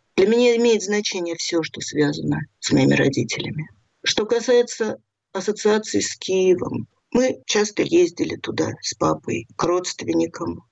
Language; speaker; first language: Russian; native; Russian